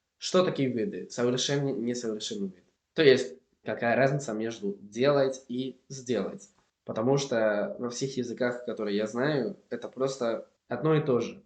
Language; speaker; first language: Russian; non-native, fluent; Spanish